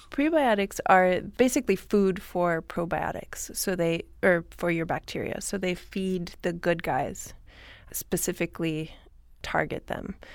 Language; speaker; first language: English; native; English